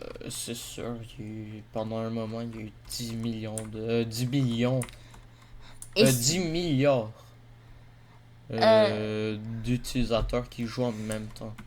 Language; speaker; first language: French; native; French